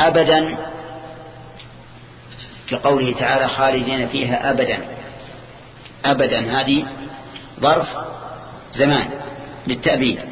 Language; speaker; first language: Arabic; native; Arabic